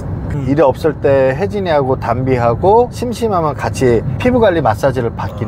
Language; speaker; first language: Korean; native; Korean